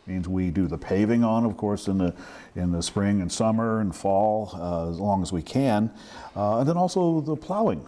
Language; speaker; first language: English; native; English